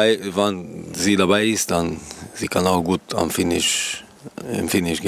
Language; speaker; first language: German; non-native, learner; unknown